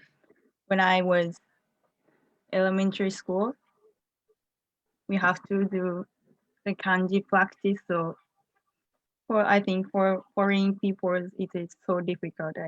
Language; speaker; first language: English; non-native, learner; Japanese